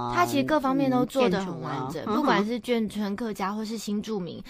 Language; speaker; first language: Chinese; native; Chinese